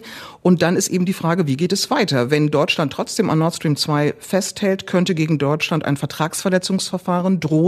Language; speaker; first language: German; native; German